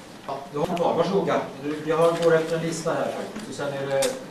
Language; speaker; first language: Swedish; native; Swedish